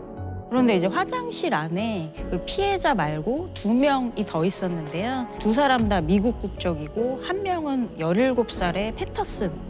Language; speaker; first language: Korean; native; Korean